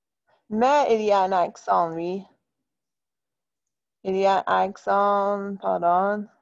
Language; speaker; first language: French; non-native, fluent; English